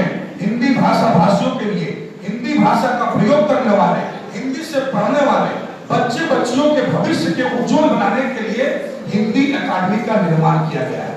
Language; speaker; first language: Hindi; native; Hindi